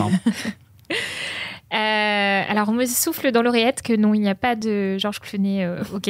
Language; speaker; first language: French; native; French